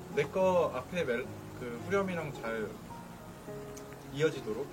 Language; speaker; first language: Korean; native; Korean